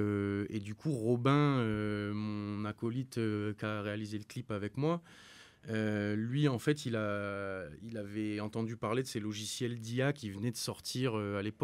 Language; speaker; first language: French; native; French